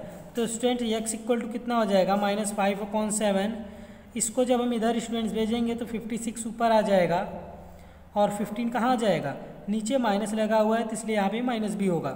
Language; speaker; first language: Hindi; native; Hindi